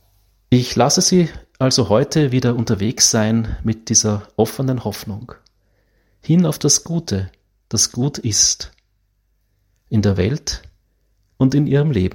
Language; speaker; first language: German; native; German